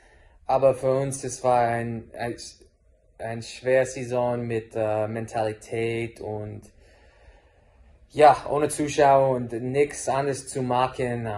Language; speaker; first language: German; non-native, learner; English